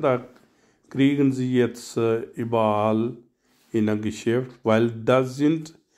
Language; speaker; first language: German; non-native, learner; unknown